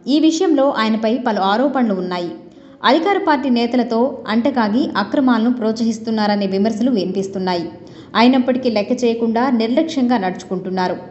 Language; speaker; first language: Telugu; native; Telugu